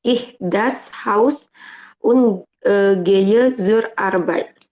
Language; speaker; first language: German; non-native, learner; Indonesian